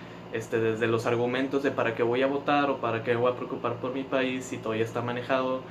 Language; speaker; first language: Spanish; native; Spanish